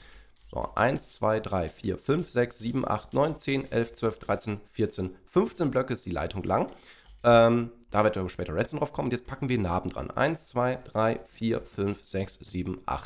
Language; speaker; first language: German; native; German